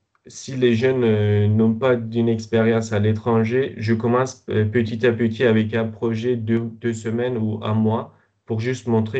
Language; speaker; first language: French; non-native, fluent; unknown